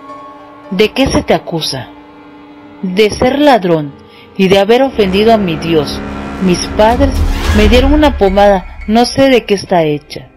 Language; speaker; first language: Spanish; native; Spanish